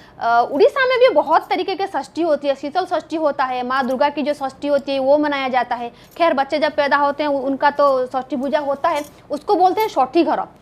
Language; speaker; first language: Hindi; non-native, local second language; Bangla